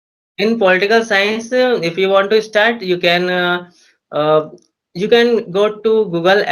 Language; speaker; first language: English; non-native, learner; Hindi